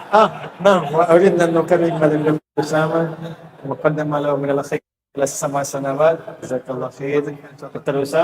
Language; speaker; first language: Arabic; non-native, fluent; Indonesian